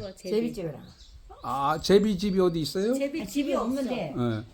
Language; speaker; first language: Korean; native; Korean